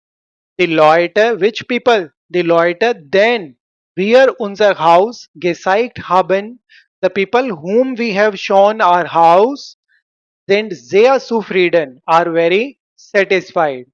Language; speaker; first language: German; non-native, fluent; Hindi